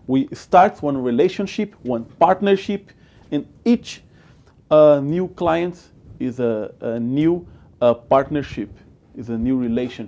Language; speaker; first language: English; non-native, learner; Portuguese